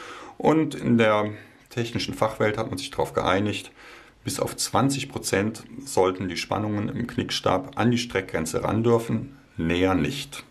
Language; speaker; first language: German; native; German